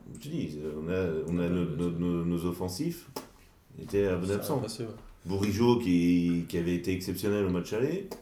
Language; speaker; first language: French; native; French